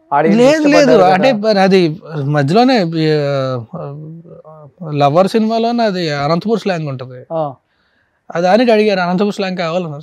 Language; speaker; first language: Telugu; native; Telugu